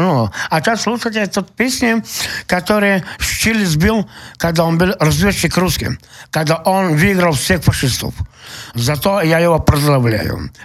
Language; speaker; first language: Russian; non-native, local second language; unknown